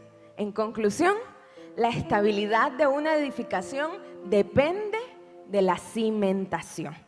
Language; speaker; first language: Spanish; native; Spanish